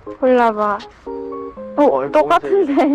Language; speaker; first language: Korean; non-native, learner; Khmer